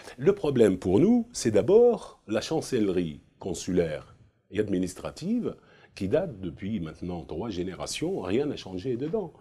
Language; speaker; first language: French; non-native, local second language; Arabic